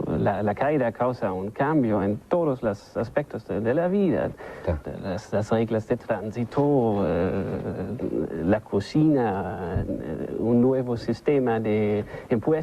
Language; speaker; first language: Spanish; non-native, learner; German